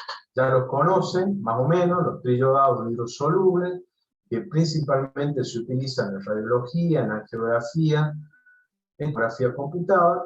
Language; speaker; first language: Spanish; native; Spanish